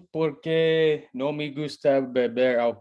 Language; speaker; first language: Spanish; non-native, learner; English